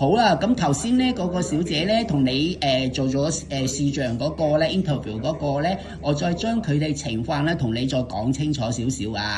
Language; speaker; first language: Cantonese; native; Cantonese